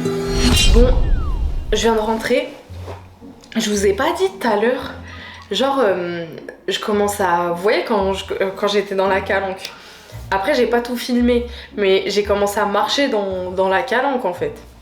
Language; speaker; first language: French; native; French